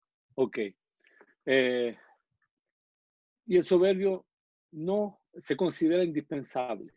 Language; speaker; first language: Portuguese; non-native, learner; Spanish